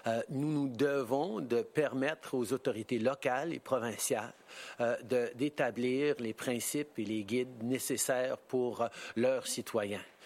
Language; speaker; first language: French; early bilingual, heritage; French